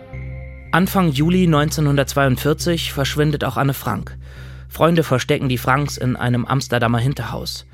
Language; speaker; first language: German; native; German